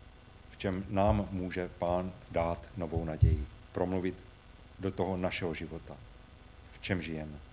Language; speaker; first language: Czech; native; Czech